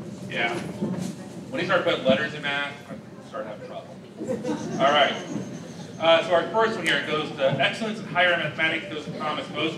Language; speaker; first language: English; native; English